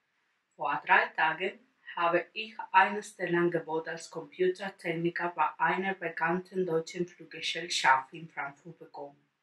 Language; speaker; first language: German; non-native, learner; Spanish